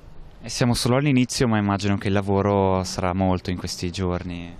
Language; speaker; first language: Italian; native; Italian